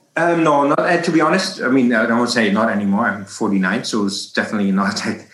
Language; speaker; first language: English; non-native, fluent; German